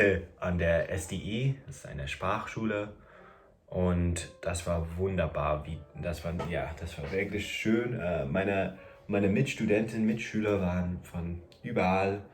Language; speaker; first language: German; non-native, fluent; English